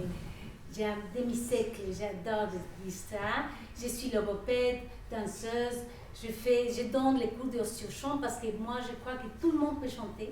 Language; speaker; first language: French; non-native, fluent; Spanish